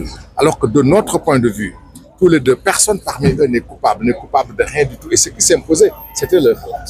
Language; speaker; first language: French; non-native, local second language; Wolof